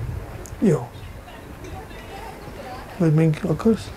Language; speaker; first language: Hungarian; non-native, fluent; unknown